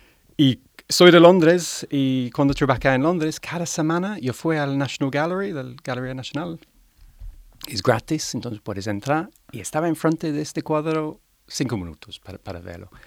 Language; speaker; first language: Spanish; non-native, learner; English